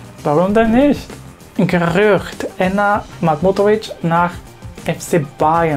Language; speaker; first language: German; non-native, learner; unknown